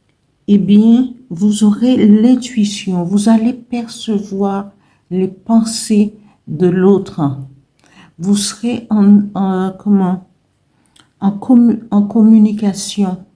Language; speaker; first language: French; native; French